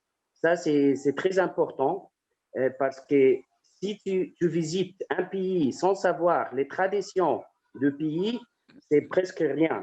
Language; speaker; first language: French; non-native, fluent; Arabic